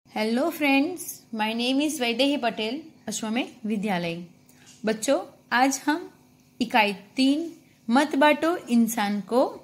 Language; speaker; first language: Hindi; non-native, local second language; Gujarati